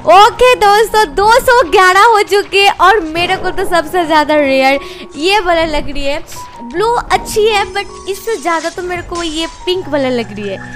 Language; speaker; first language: Hindi; non-native, local second language; Bangla